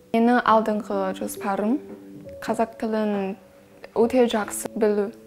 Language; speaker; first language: Kazakh; non-native, learner; Chinese